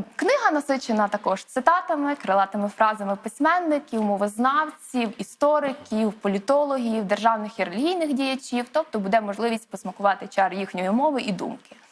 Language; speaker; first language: Ukrainian; native; Ukrainian